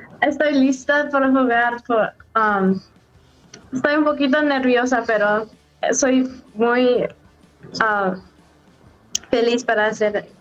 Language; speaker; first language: Spanish; early bilingual, heritage; English